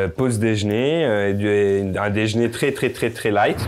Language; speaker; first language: French; native; French